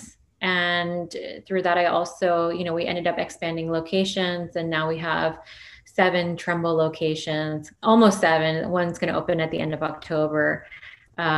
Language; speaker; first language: English; native; English